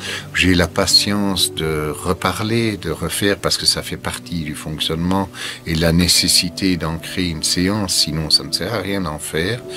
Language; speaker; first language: French; native; French